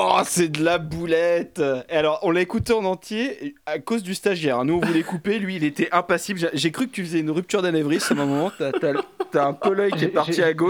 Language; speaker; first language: French; native; French